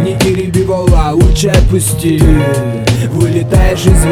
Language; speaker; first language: Russian; native; Russian